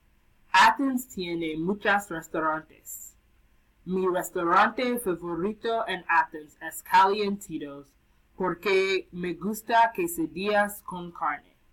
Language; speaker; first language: Spanish; non-native, learner; English